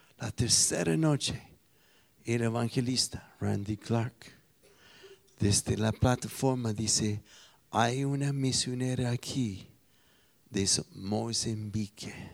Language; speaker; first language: Spanish; non-native, fluent; English